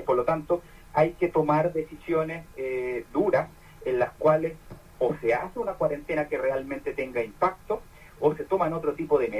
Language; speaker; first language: Spanish; native; Spanish